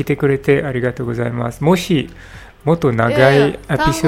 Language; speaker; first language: Japanese; non-native, learner; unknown